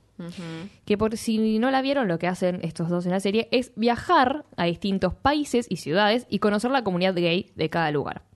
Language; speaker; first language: Spanish; native; Spanish